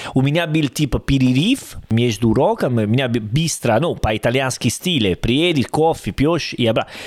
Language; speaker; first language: Russian; non-native, learner; Italian